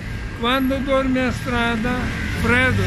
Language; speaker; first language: Italian; non-native, learner; Lithuanian